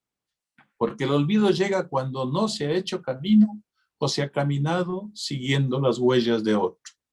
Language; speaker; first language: Spanish; native; Spanish